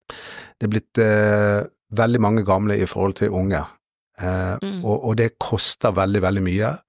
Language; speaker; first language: Norwegian; native; Norwegian